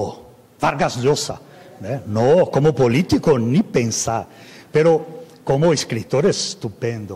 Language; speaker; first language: Spanish; non-native, fluent; Portuguese